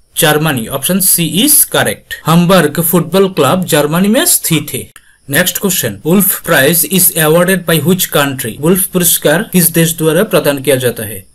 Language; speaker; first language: Hindi; non-native, local second language; Bangla